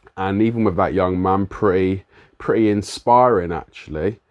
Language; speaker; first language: English; native; English